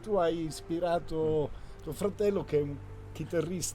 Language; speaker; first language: Italian; native; Italian